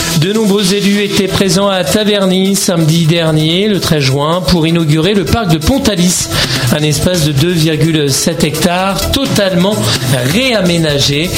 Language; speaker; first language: French; native; French